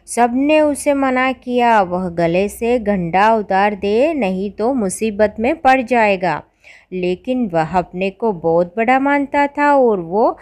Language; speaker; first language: Hindi; non-native, local second language; Malayalam